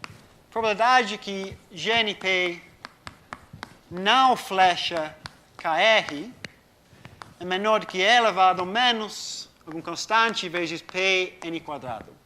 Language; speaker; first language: Portuguese; non-native, fluent; English